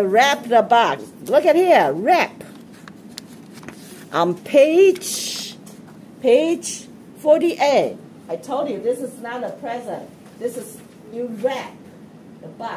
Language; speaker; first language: English; non-native, fluent; Chinese